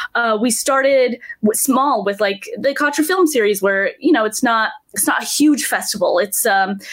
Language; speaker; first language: English; native; English